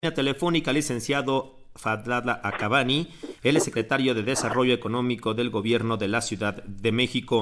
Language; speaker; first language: Spanish; native; Spanish